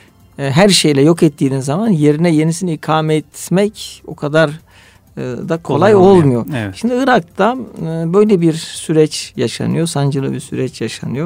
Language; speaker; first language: Turkish; native; Turkish